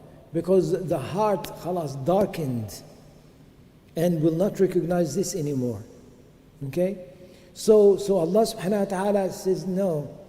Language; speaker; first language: English; non-native, fluent; Arabic